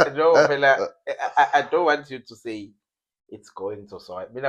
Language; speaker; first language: English; non-native, local second language; Zulu